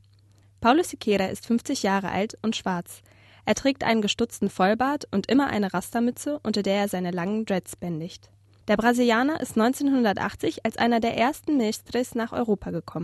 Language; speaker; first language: German; native; German